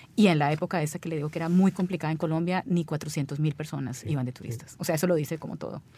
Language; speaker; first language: Spanish; native; Spanish